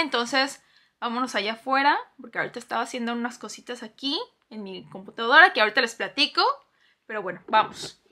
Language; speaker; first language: Spanish; non-native, fluent; Korean